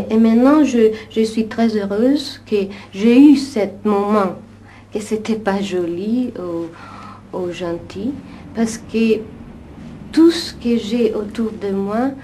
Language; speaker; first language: French; non-native, fluent; Italian